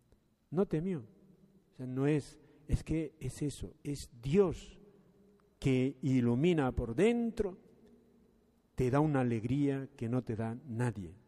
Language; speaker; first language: Spanish; native; Spanish